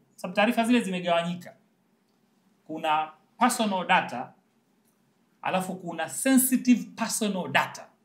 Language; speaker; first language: Swahili; native; Swahili